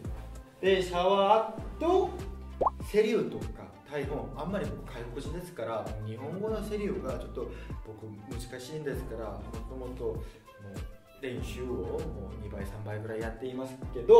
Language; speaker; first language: Japanese; non-native, fluent; Korean